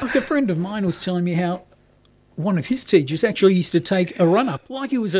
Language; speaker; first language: English; native; English